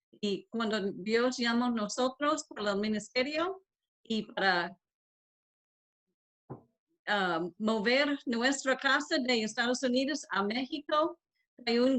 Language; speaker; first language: Spanish; non-native, learner; English